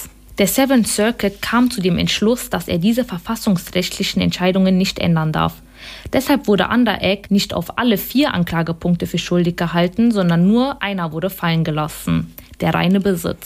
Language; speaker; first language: German; native; German